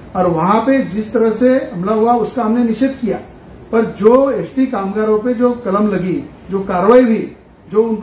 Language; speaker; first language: Hindi; non-native, local second language; Marathi